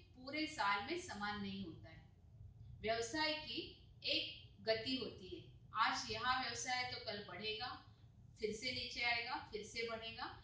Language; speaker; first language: Hindi; non-native, local second language; Marathi